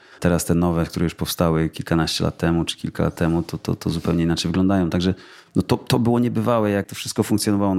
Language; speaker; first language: Polish; native; Polish